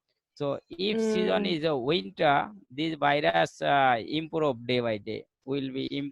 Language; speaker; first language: English; non-native, learner; Bangla